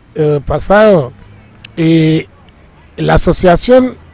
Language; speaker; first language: Spanish; non-native, fluent; Wolof